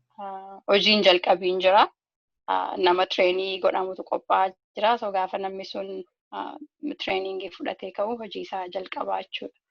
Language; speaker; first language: Oromo; native; Oromo